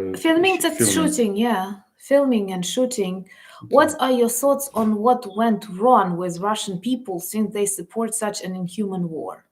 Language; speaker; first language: English; non-native, fluent; Ukrainian